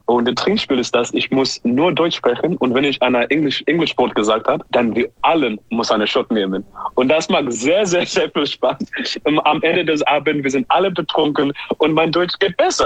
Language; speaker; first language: German; non-native, learner; English